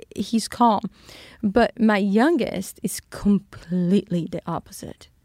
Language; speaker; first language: English; non-native, fluent; Portuguese